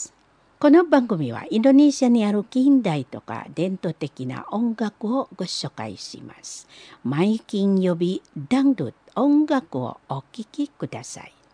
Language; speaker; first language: Japanese; non-native, learner; Indonesian